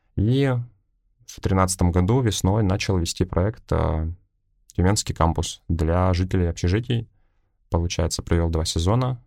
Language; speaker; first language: Russian; native; Russian